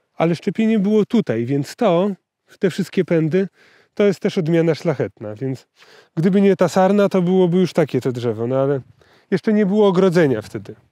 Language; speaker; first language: Polish; native; Polish